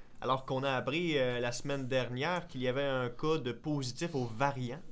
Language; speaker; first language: French; native; French